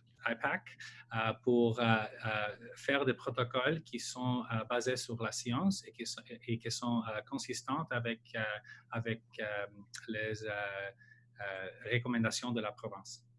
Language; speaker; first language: French; non-native, local second language; English